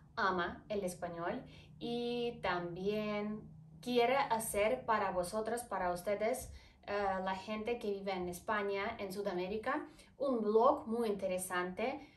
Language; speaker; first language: Spanish; non-native, fluent; Ukrainian